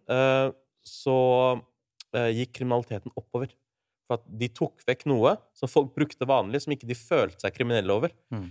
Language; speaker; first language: Norwegian; early bilingual, other home language; Urdu